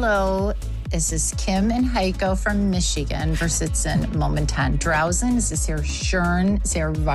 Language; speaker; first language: German; non-native, learner; English